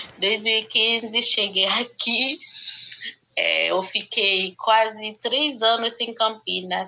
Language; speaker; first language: Portuguese; non-native, fluent; Haitian Creole